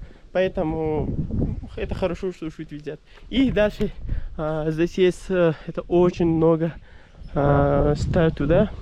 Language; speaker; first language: Russian; non-native, learner; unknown